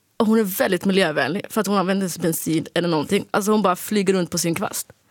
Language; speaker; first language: Swedish; early bilingual, other home language; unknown